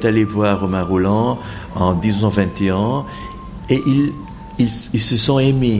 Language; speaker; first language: French; non-native, fluent; Bangla